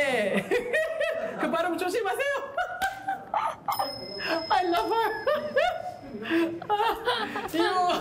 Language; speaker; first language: Korean; non-native, learner; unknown